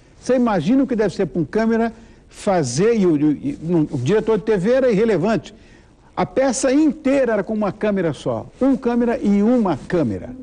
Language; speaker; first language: Portuguese; native; Portuguese